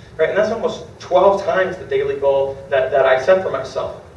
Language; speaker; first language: English; native; English